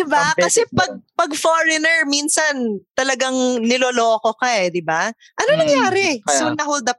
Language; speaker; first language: Filipino; native; Filipino